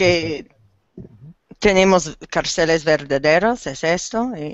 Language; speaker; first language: Spanish; non-native, learner; English